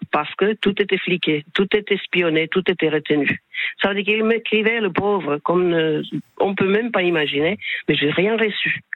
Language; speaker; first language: French; non-native, fluent; Slovak